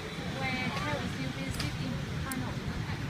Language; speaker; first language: English; non-native, learner; Vietnamese